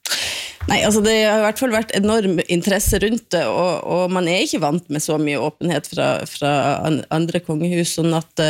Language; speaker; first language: Norwegian; native; Norwegian